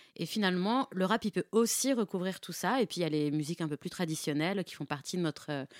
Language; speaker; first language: French; native; French